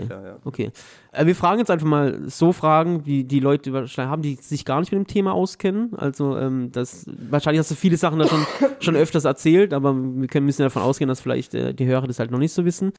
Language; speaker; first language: German; native; German